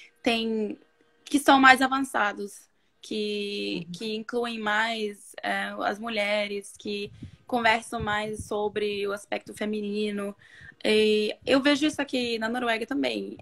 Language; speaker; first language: Portuguese; non-native, fluent; Norwegian